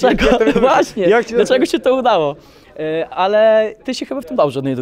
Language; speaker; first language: Polish; native; Polish